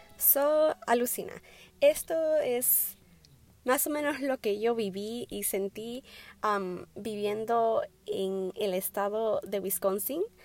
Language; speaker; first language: Spanish; early bilingual, heritage; Spanish